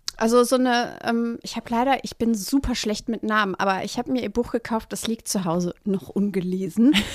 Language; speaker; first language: German; native; German